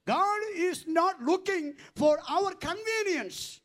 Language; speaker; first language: English; non-native, local second language; Malayalam